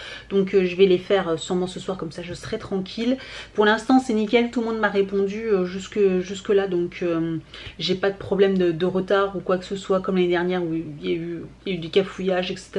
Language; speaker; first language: French; native; French